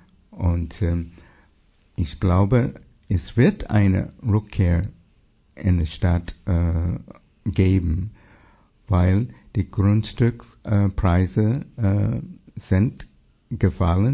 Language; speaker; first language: German; non-native, fluent; English